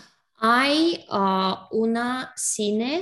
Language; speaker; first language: Spanish; non-native, learner; English